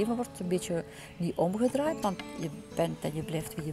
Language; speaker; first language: Dutch; native; Dutch